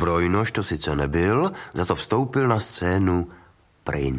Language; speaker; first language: Czech; native; Czech